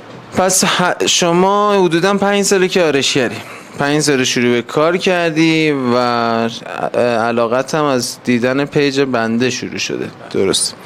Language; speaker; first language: Persian; native; Persian